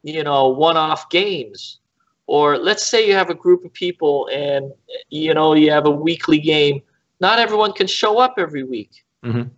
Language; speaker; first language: English; native; English